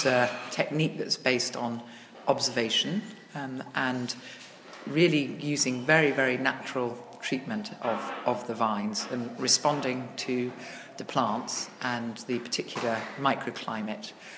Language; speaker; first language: English; native; English